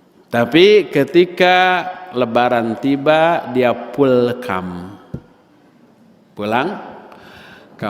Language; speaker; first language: Indonesian; native; Indonesian